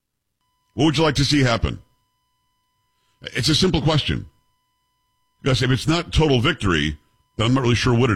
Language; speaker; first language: English; native; English